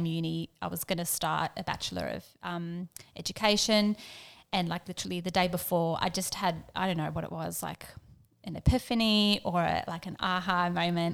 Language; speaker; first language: English; native; English